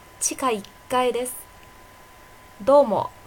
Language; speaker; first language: Japanese; non-native, fluent; Chinese